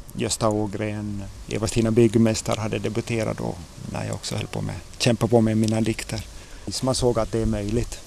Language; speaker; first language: Swedish; native; Swedish